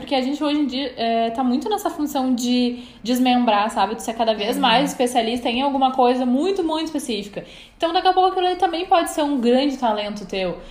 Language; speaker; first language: Portuguese; native; Portuguese